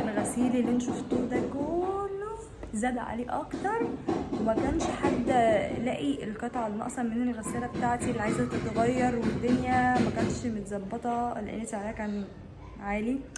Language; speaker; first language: Arabic; native; Arabic